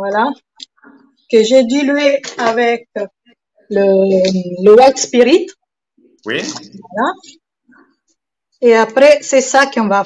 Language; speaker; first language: French; non-native, fluent; Italian